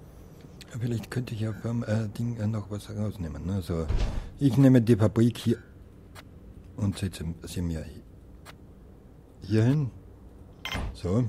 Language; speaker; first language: German; native; German